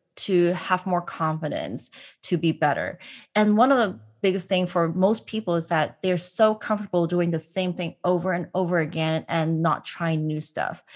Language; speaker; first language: English; non-native, local second language; Cantonese